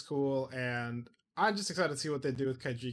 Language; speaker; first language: English; native; English